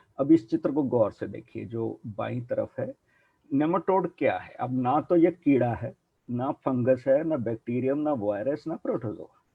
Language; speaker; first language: Hindi; non-native, local second language; Punjabi